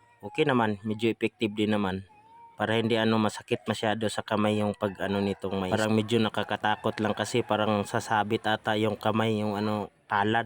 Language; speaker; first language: Filipino; non-native, local second language; Cebuano